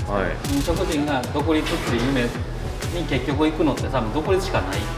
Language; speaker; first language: Japanese; native; Japanese